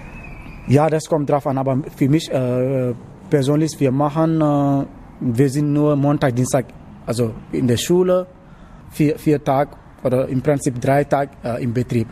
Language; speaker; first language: German; non-native, learner; Wolof